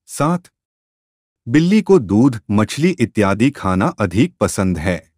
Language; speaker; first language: Hindi; native; Hindi